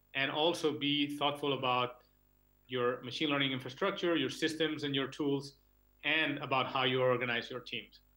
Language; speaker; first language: English; non-native, fluent; Catalan